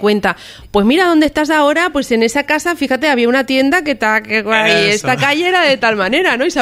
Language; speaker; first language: Spanish; native; Spanish